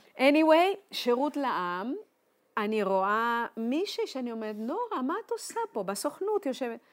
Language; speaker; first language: Hebrew; non-native, fluent; Spanish